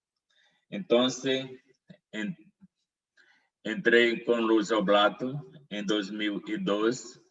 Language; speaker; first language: Portuguese; non-native, learner; Spanish